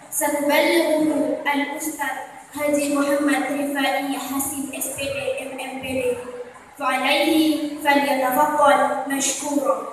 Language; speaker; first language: Arabic; non-native, learner; Madurese